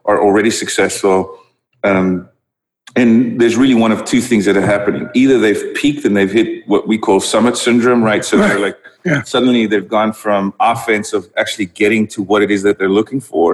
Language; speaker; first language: English; non-native, local second language; Dutch